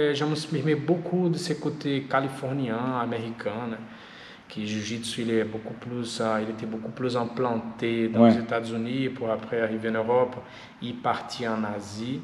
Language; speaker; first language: French; non-native, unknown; Portuguese